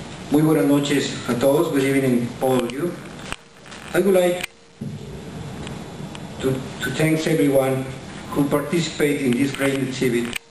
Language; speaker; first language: English; non-native, fluent; Spanish